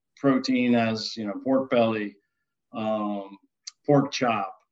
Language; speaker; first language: English; native; English